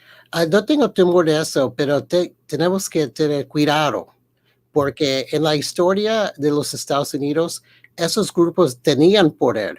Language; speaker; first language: Spanish; early bilingual, heritage; Spanish